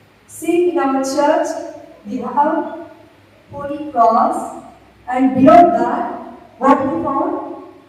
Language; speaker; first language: English; non-native, local second language; Telugu